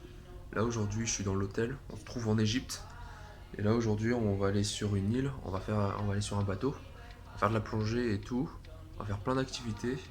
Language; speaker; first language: French; native; French